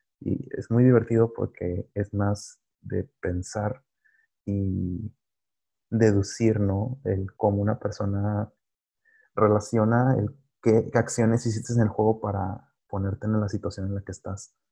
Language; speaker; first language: Spanish; native; Spanish